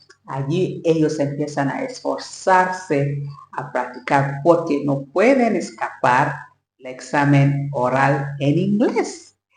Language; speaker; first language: Spanish; non-native, learner; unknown